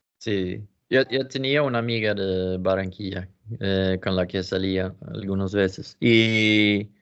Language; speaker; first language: Spanish; non-native, learner; Swedish